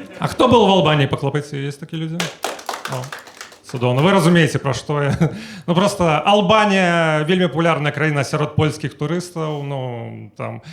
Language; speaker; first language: Belarusian; native; Belarusian